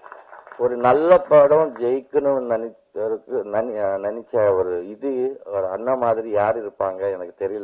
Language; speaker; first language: Tamil; non-native, learner; Telugu